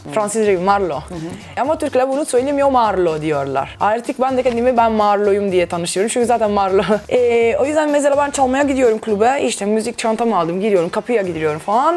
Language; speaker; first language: Turkish; non-native, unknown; Italian